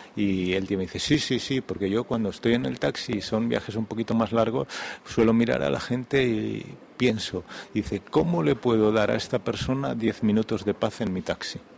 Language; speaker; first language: Spanish; native; Spanish